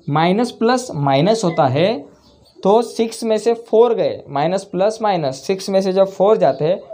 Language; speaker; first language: Hindi; non-native, local second language; Marathi